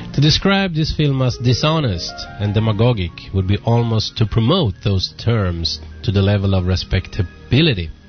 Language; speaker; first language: English; non-native, fluent; Swedish